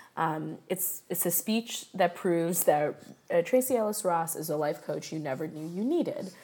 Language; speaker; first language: English; early bilingual, other home language; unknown